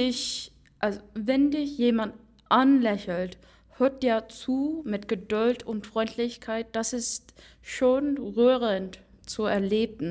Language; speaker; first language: German; non-native, fluent; English